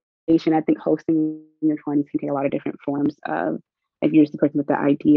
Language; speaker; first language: English; native; English